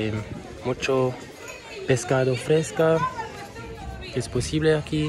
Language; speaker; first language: Spanish; non-native, learner; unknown